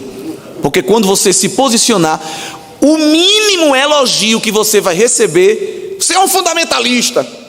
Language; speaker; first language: Portuguese; native; Portuguese